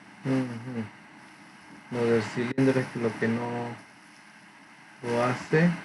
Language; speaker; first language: Spanish; native; Spanish